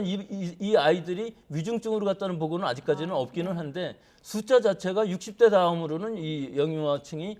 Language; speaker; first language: Korean; native; Korean